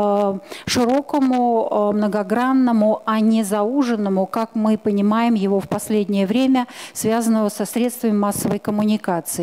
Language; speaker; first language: Russian; native; Russian